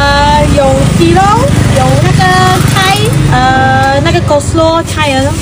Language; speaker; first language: Chinese; non-native, local second language; Malay